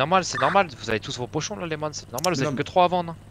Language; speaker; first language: French; native; French